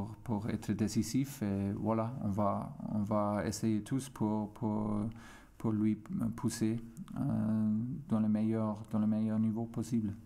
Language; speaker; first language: French; non-native, fluent; German